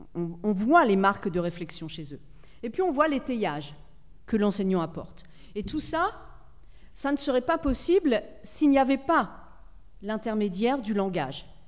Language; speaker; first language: French; native; French